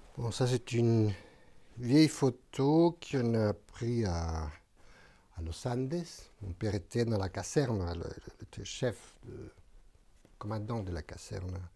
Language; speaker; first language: French; non-native, fluent; Spanish